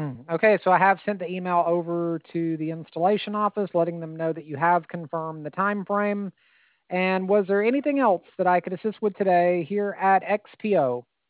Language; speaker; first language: English; native; English